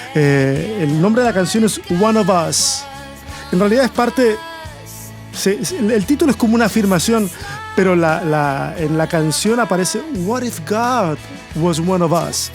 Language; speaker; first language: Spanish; native; Spanish